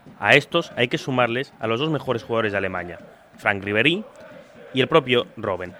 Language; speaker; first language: Spanish; native; Spanish